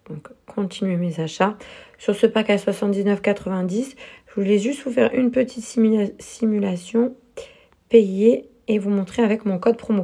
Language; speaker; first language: French; native; French